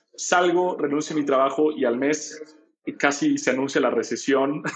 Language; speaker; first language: Spanish; native; Spanish